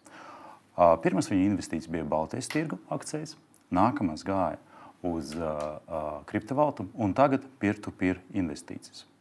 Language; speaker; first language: Latvian; non-native, local second language; Russian